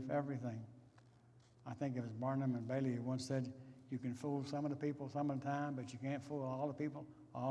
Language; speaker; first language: English; native; English